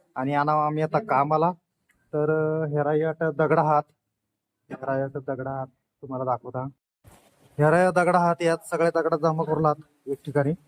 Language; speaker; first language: Marathi; native; Marathi